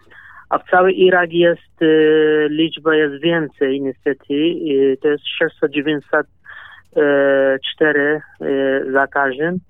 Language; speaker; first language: Polish; non-native, learner; Kurdish